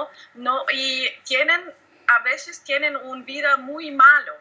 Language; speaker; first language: Spanish; non-native, learner; German